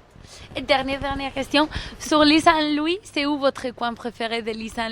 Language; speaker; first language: French; non-native, fluent; Spanish